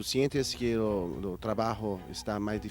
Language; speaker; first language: Spanish; non-native, learner; Portuguese